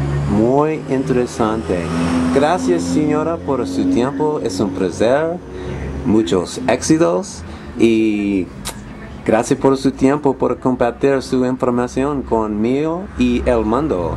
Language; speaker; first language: Spanish; non-native, learner; English